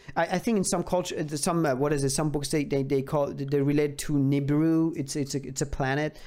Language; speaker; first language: English; non-native, fluent; Persian